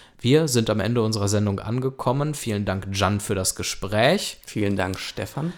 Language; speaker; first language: German; native; German